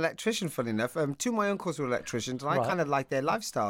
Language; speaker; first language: English; native; English